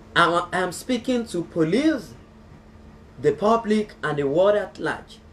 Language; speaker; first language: English; non-native, local second language; Yoruba